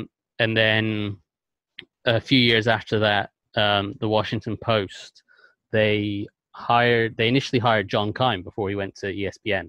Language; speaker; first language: English; native; English